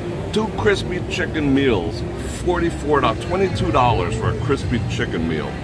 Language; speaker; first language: English; native; English